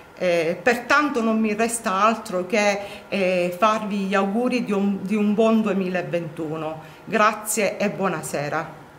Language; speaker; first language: Italian; native; Italian